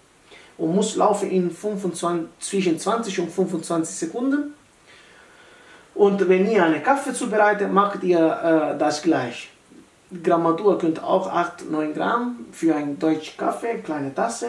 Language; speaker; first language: German; non-native, learner; Italian